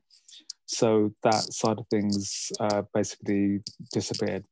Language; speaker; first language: English; native; English